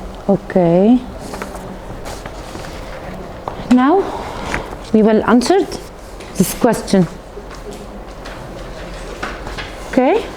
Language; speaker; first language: English; non-native, fluent; Arabic